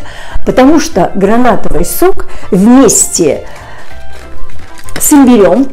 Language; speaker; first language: Russian; native; Russian